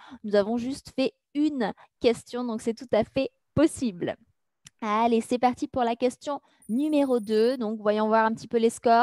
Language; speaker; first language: French; native; French